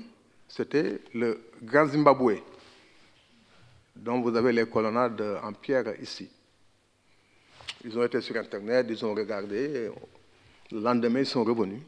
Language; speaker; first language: French; non-native, local second language; Wolof